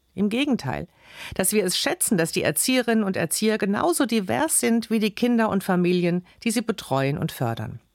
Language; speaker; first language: German; native; German